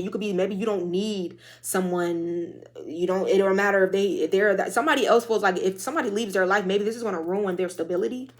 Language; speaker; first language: English; native; English